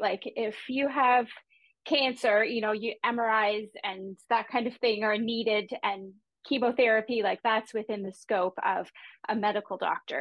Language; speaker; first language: English; native; English